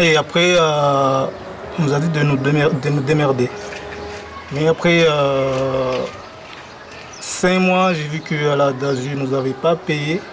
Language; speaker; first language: French; non-native, local second language; Comorian